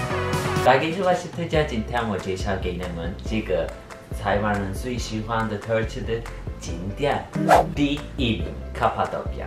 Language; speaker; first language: Chinese; non-native, learner; Turkish